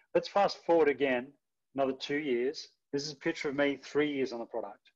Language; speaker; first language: English; native; English